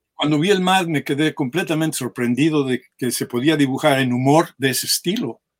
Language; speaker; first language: Spanish; native; Spanish